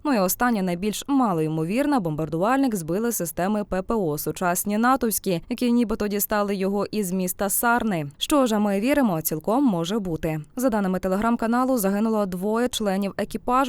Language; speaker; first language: Ukrainian; native; Ukrainian